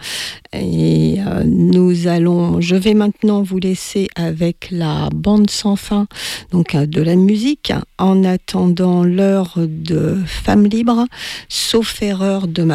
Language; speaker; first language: French; native; French